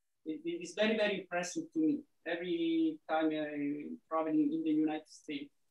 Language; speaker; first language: English; non-native, learner; Italian